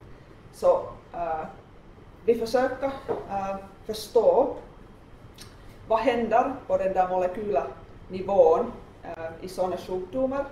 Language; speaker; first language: Swedish; non-native, local second language; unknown